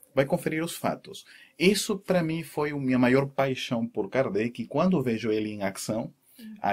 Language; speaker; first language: Portuguese; non-native, fluent; Spanish